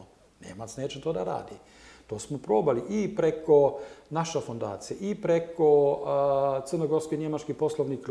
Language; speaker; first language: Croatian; non-native, learner; German